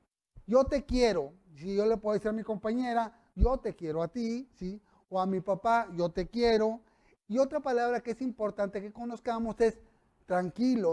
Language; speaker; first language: Spanish; native; Spanish